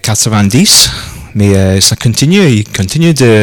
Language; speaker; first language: French; non-native, learner; English